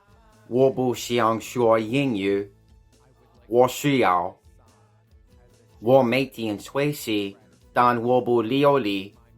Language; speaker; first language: Chinese; non-native, learner; English